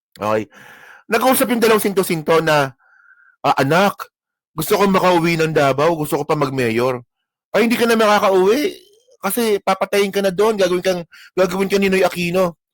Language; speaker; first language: Filipino; non-native, local second language; Hiligaynon